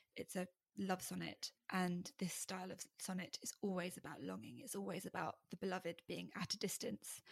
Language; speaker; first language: English; native; English